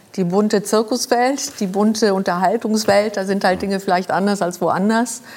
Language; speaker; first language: German; non-native, local second language; Luxembourgish